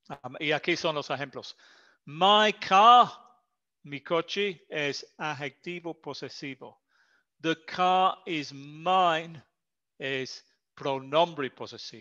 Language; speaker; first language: Spanish; non-native, fluent; English